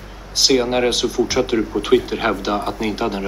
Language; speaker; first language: Swedish; native; Swedish